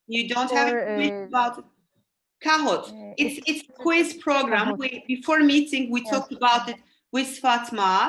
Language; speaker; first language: English; non-native, fluent; Azerbaijani